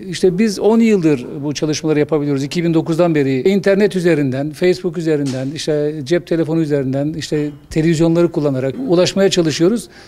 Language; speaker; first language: Turkish; non-native, local second language; Bulgarian